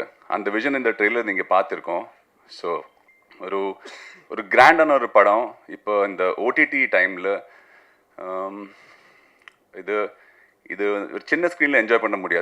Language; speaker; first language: Tamil; non-native, fluent; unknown